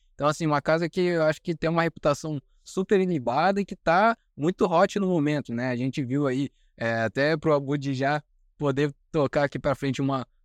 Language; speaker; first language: Portuguese; native; Portuguese